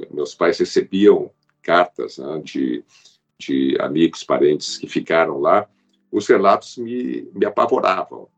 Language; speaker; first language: Portuguese; early bilingual, other home language; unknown